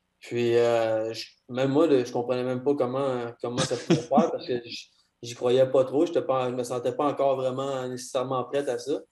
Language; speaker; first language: French; native; French